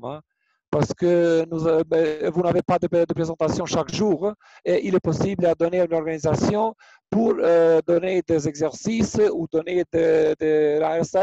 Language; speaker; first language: French; non-native, learner; Albanian